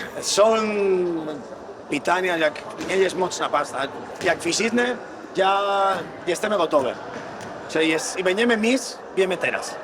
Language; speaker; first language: Polish; non-native, learner; Spanish